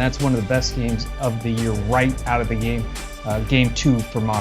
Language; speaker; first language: English; native; English